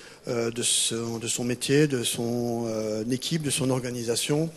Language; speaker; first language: French; native; French